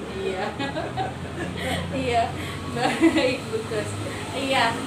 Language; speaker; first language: Indonesian; native; Indonesian